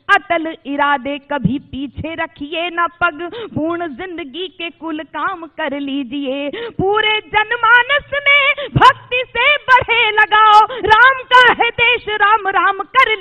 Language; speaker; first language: Hindi; native; Hindi